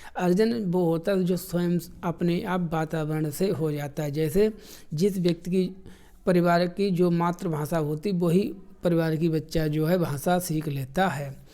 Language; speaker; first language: Hindi; native; Hindi